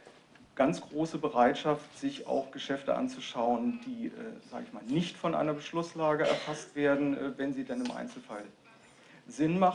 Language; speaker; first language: German; native; German